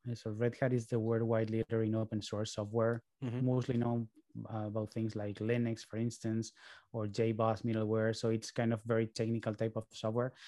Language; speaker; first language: English; early bilingual, other home language; Spanish